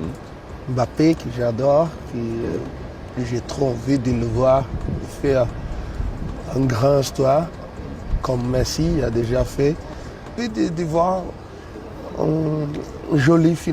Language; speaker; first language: French; non-native, fluent; Portuguese